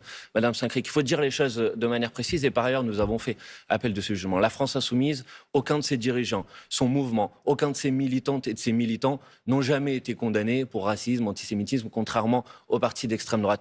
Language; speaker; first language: French; native; French